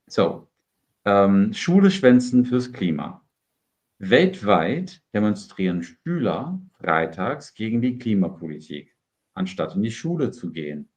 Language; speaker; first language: German; non-native, fluent; English